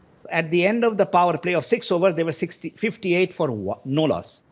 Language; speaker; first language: English; non-native, local second language; Bangla